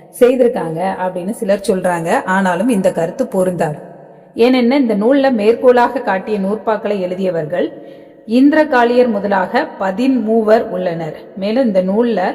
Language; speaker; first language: Tamil; native; Tamil